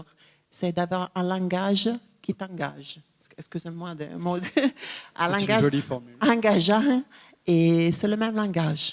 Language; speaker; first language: French; non-native, fluent; Italian